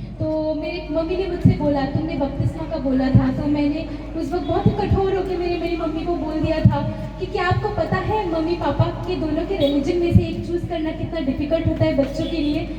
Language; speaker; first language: Hindi; non-native, local second language; Bangla